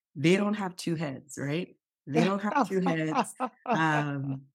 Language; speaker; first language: English; non-native, local second language; Yoruba